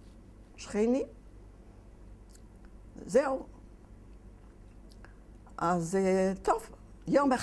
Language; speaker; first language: Hebrew; non-native, fluent; Yiddish